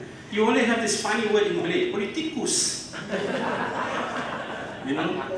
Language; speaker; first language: English; non-native, local second language; Malay